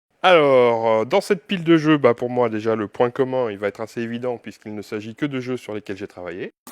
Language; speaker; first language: French; native; French